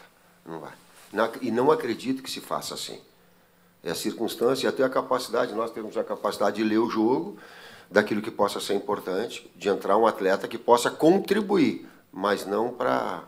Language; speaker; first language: Portuguese; native; Portuguese